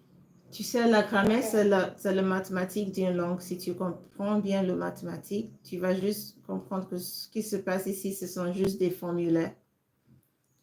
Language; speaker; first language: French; non-native, fluent; English